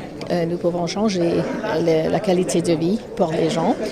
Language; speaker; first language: French; non-native, fluent; English